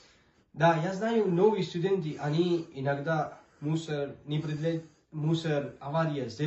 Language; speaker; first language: Russian; non-native, learner; Urdu